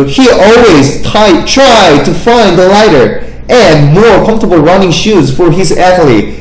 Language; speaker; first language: English; non-native, fluent; Korean